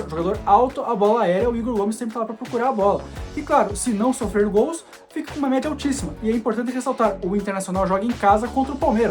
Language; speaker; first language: Portuguese; native; Portuguese